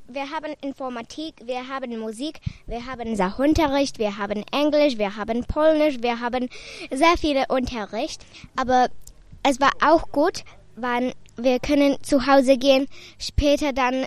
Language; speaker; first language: German; non-native, learner; Polish